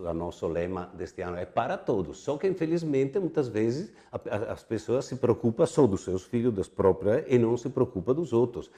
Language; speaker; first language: Portuguese; non-native, fluent; Italian